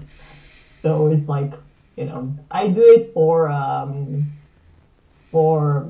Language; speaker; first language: English; non-native, fluent; Serbian